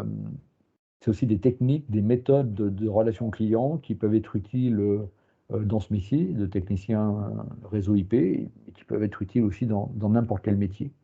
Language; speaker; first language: French; native; French